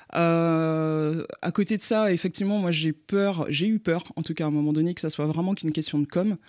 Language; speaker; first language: French; native; French